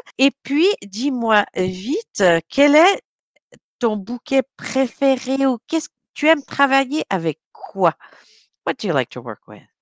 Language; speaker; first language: French; native; French